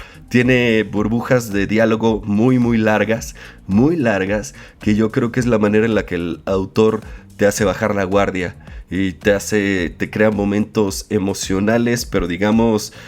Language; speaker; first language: Spanish; native; Spanish